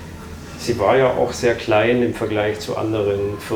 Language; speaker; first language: German; native; German